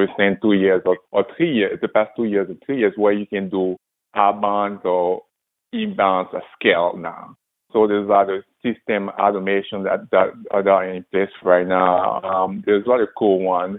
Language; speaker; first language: English; non-native, local second language; French